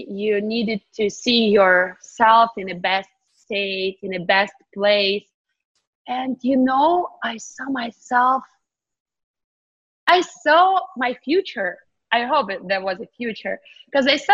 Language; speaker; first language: English; non-native, fluent; Ukrainian